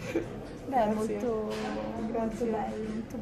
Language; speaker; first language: Italian; native; Italian